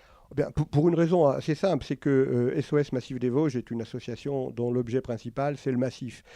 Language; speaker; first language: French; native; French